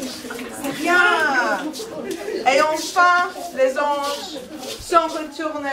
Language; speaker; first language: French; non-native, fluent; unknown